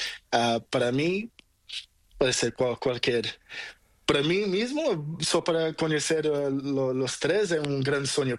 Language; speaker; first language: Spanish; non-native, learner; Portuguese